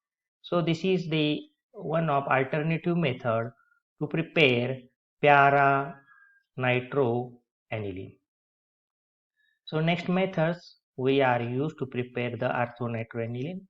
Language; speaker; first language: English; non-native, local second language; Marathi